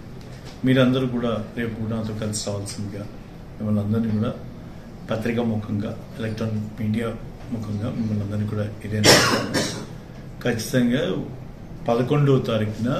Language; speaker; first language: Telugu; native; Telugu